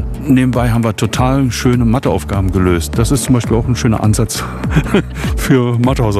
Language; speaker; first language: German; native; German